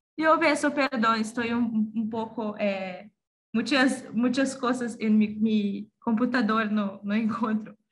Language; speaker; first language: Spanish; non-native, learner; Portuguese